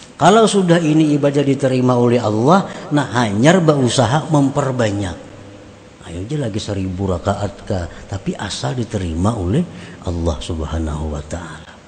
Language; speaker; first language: Indonesian; non-native, local second language; Banjar